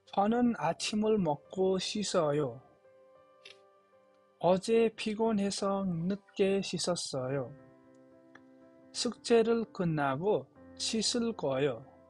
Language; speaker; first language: Korean; non-native, fluent; Nepali